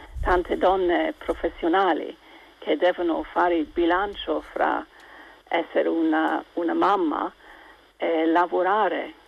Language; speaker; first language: Italian; non-native, local second language; English